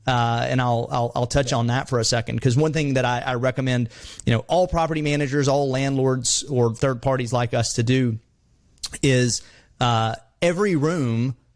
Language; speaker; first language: English; native; English